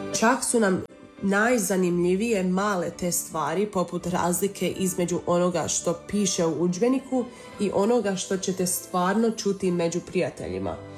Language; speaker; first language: Serbian; early bilingual, heritage; Croatian